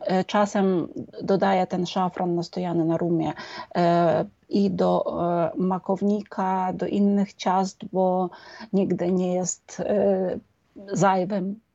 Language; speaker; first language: Polish; non-native, fluent; Ukrainian